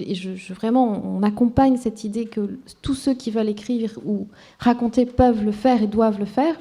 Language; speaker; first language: French; non-native, local second language; Kinyarwanda